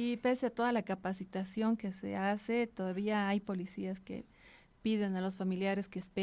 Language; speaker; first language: Spanish; native; Spanish